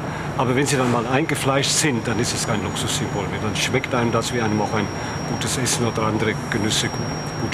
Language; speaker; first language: German; native; German